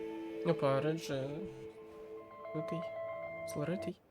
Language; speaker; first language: Russian; native; Russian